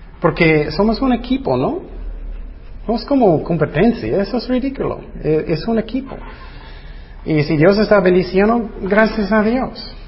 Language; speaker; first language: Spanish; non-native, fluent; English